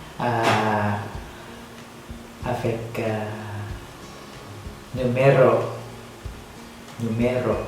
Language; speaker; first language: French; non-native, learner; Thai